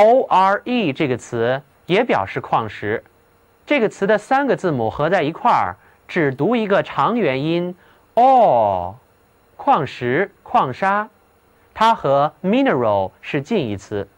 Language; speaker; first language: Chinese; native; Chinese